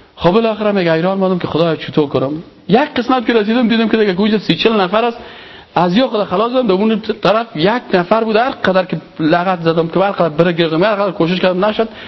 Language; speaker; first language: Persian; native; Persian